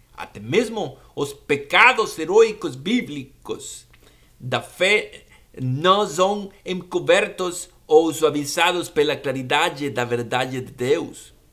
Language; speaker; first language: Portuguese; non-native, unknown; Spanish